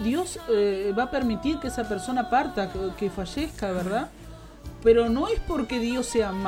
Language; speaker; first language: Spanish; native; Spanish